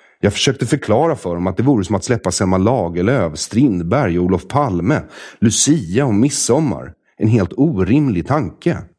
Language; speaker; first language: Swedish; native; Swedish